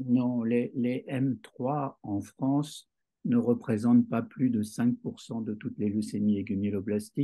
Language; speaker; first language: French; native; French